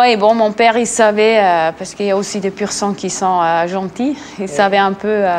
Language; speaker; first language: French; non-native, local second language; Swiss German